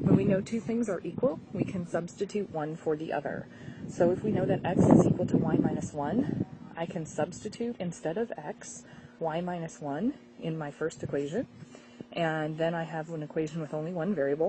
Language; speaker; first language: English; native; English